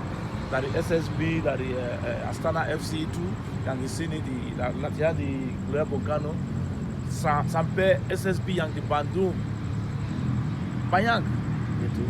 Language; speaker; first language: Indonesian; non-native, fluent; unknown